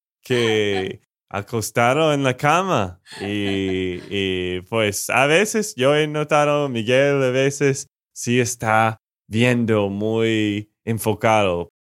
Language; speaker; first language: Spanish; non-native, fluent; English